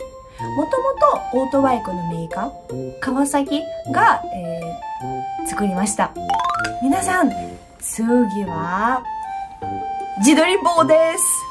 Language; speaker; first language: Japanese; non-native, fluent; Russian